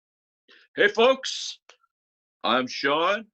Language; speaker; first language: English; native; English